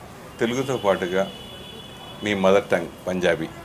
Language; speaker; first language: Telugu; native; Telugu